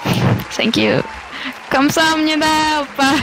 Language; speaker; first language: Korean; non-native, learner; Uzbek